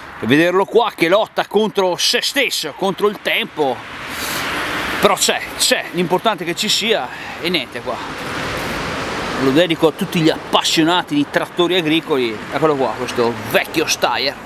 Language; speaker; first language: Italian; native; Italian